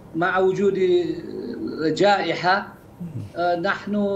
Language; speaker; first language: Arabic; non-native, fluent; Indonesian